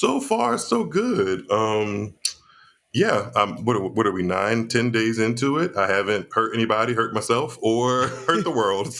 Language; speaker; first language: English; native; English